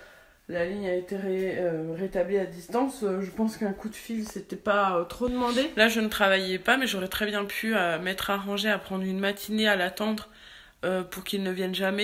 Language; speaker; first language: French; native; French